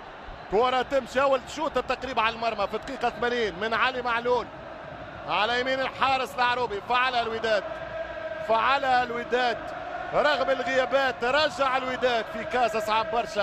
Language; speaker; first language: Arabic; native; Arabic